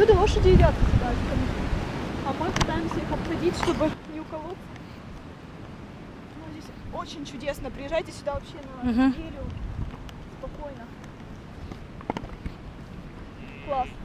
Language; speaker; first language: Russian; native; Russian